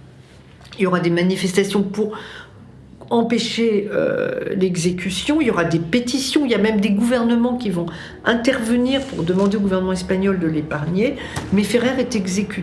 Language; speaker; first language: French; native; French